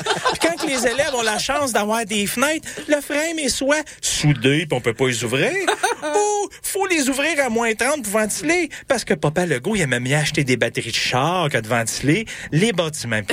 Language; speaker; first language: French; native; French